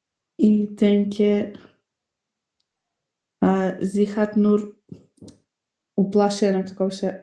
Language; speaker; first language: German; non-native, learner; Macedonian